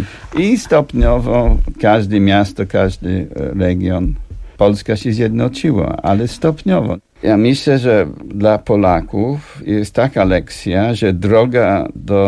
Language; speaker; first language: Polish; non-native, fluent; English